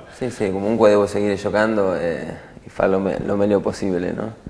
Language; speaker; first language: Italian; non-native, learner; Spanish